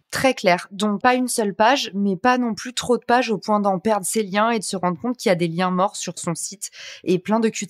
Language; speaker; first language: French; native; French